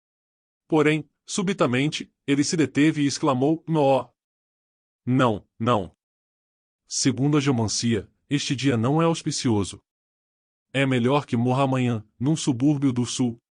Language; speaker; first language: Portuguese; native; Portuguese